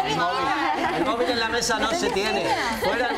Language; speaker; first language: Spanish; native; Spanish